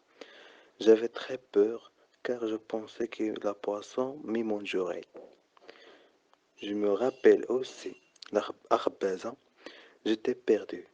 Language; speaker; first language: French; non-native, learner; Arabic